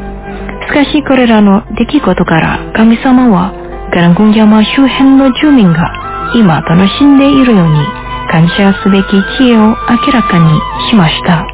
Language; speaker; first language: Japanese; non-native, fluent; Indonesian